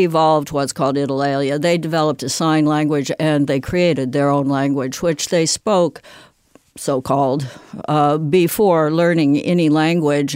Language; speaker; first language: English; native; English